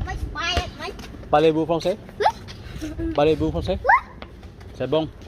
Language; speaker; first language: French; non-native, learner; Vietnamese